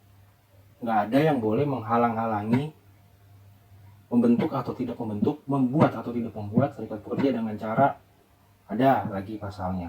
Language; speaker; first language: Indonesian; native; Indonesian